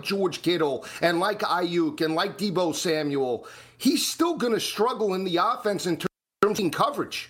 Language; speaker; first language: English; native; English